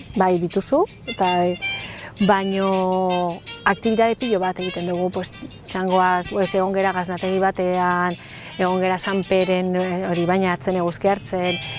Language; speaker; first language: Basque; non-native, local second language; Spanish